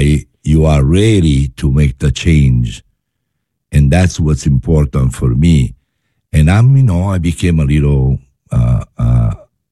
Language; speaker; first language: English; non-native, learner; Italian